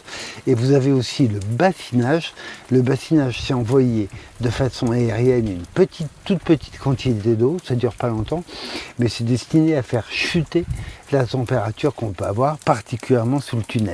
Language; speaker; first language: French; native; French